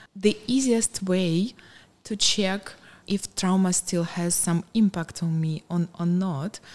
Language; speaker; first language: English; non-native, fluent; Ukrainian